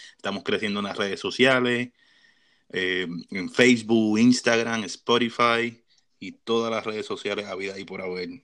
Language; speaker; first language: Spanish; native; Spanish